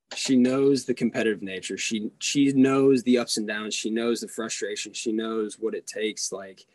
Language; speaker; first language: English; early bilingual, other home language; Hungarian